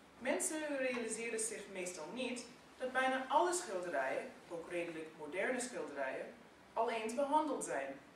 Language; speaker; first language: Dutch; non-native, fluent; English